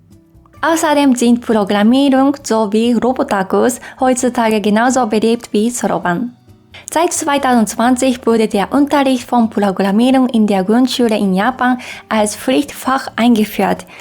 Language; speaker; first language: German; non-native, fluent; Japanese